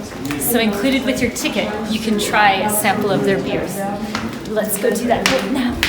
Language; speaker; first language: English; native; English